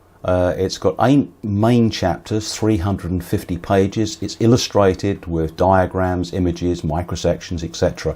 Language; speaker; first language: English; native; English